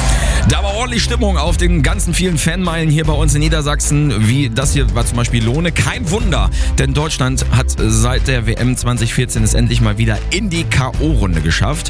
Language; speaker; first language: German; native; German